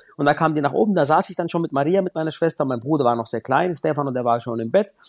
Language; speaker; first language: German; native; German